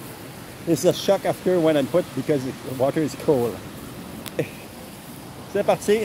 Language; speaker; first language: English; non-native, learner; French